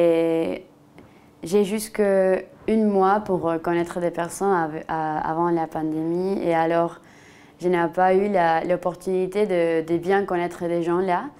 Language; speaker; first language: French; non-native, fluent; Spanish